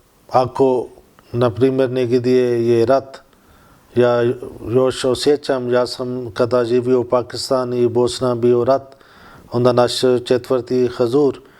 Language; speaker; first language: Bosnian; non-native, learner; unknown